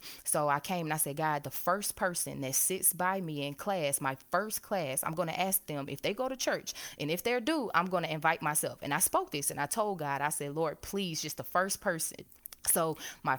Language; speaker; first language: English; native; English